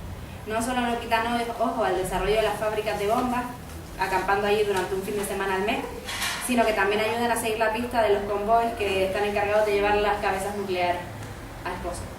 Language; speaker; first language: Spanish; native; Spanish